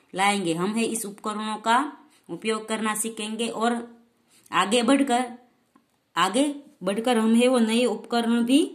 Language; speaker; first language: Hindi; non-native, local second language; Gujarati